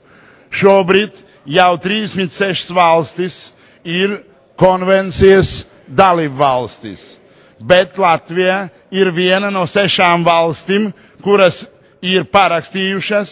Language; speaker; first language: Latvian; non-native, local second language; Russian